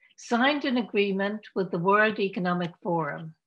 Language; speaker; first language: English; native; English